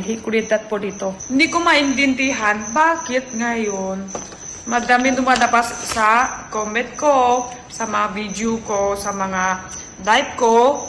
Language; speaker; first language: Filipino; non-native, learner; Chinese